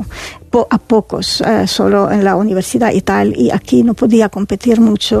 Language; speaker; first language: Spanish; non-native, fluent; Arabic